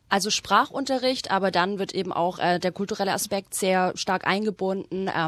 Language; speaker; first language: German; native; German